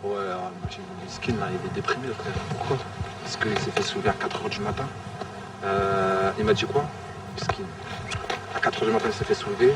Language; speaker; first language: French; native; French